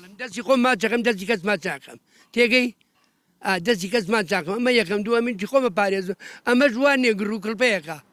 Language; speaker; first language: Central Kurdish; native; Central Kurdish